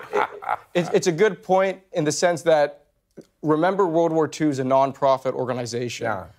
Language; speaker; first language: English; native; English